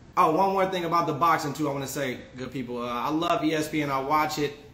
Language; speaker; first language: English; native; English